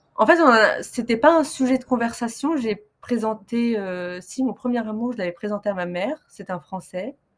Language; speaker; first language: French; early bilingual, other home language; Arabic